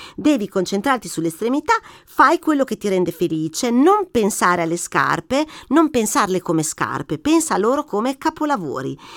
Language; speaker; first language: Italian; native; Italian